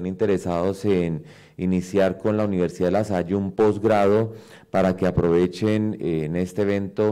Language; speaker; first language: Spanish; native; Spanish